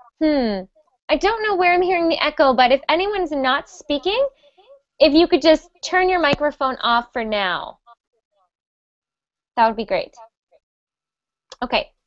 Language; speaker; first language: English; native; English